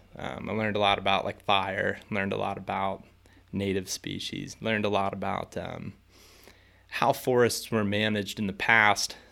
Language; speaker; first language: English; native; English